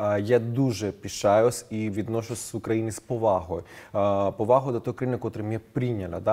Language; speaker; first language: Ukrainian; non-native, fluent; Spanish